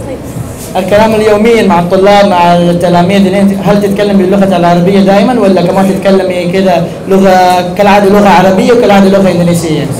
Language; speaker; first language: Arabic; non-native, learner; Indonesian